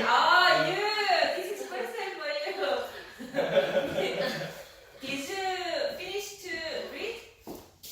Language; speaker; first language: English; non-native, fluent; Korean